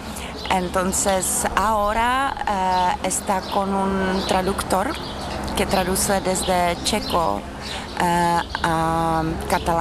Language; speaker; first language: Spanish; non-native, learner; Czech